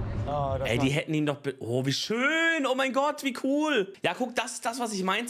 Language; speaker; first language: German; native; German